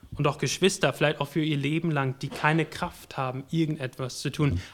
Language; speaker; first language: German; native; German